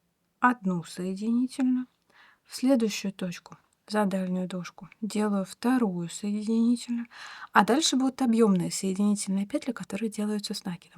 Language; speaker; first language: Russian; native; Russian